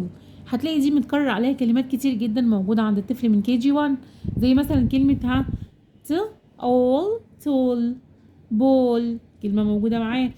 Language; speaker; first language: Arabic; native; Arabic